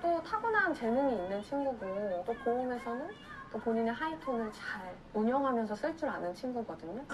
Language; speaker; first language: Korean; native; Korean